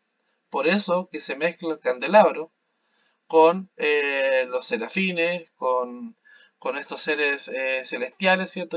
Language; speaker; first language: Spanish; native; Spanish